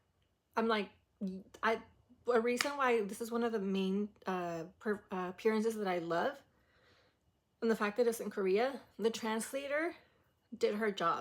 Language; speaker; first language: English; early bilingual, other home language; Spanish